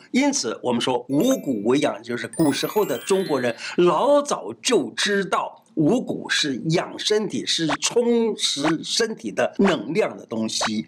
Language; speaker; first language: Chinese; native; Chinese